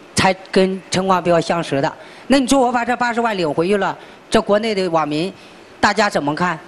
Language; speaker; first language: Chinese; native; Chinese